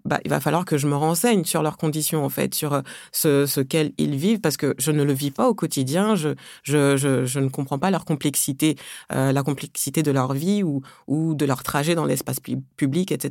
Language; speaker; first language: French; early bilingual, other home language; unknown